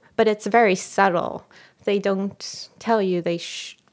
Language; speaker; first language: English; non-native, fluent; Hebrew